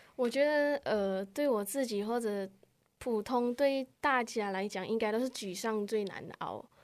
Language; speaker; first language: Chinese; native; Chinese